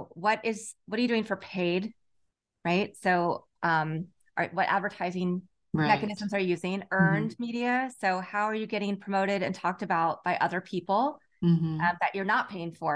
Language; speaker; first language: English; native; English